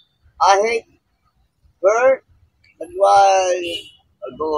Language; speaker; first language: English; non-native, local second language; Filipino